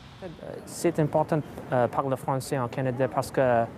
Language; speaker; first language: French; non-native, learner; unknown